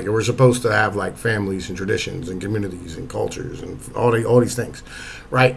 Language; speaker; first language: English; native; English